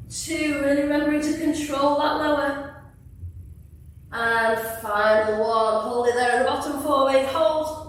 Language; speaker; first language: English; native; English